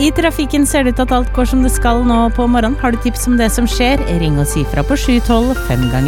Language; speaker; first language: Norwegian; native; Norwegian